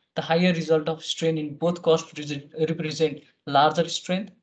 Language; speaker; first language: English; non-native, local second language; Nepali